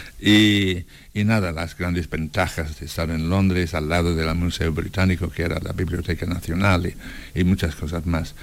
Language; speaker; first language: Spanish; non-native, fluent; English